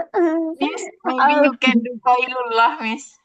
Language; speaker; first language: English; non-native, learner; Indonesian